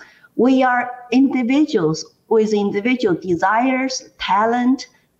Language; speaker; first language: English; non-native, fluent; Chinese